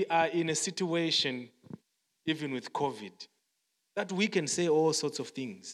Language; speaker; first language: English; non-native, local second language; Shona